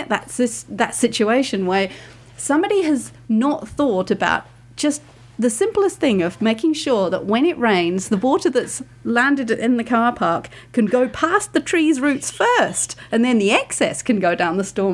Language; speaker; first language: English; native; English